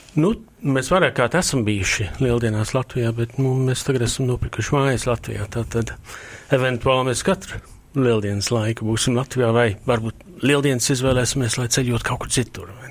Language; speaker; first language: Latvian; early bilingual, heritage; Latvian